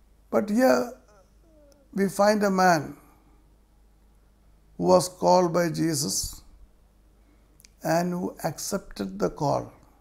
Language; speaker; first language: English; non-native, local second language; Malayalam